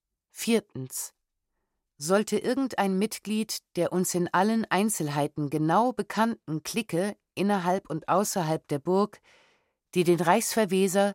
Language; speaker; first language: German; native; German